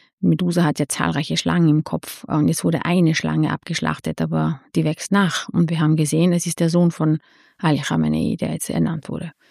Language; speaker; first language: German; early bilingual, other home language; Armenian